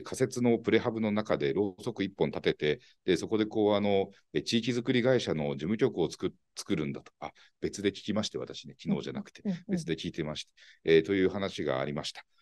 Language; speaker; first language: Japanese; native; Japanese